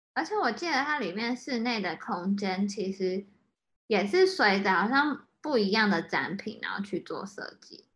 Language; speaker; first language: Chinese; native; Chinese